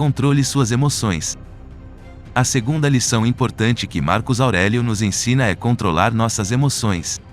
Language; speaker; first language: Portuguese; native; Portuguese